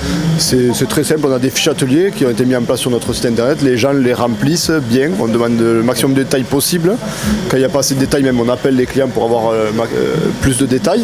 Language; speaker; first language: French; native; French